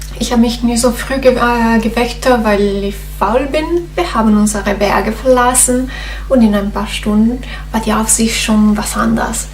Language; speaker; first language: German; non-native, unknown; Italian